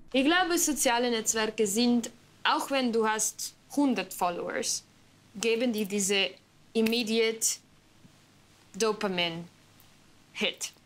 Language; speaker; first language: German; non-native, learner; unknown